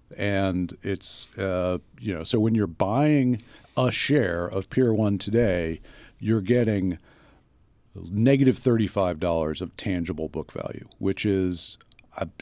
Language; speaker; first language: English; native; English